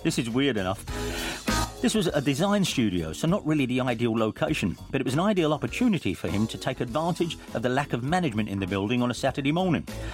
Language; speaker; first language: English; native; English